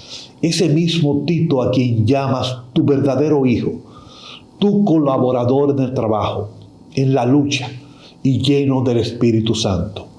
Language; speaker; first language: Spanish; native; Spanish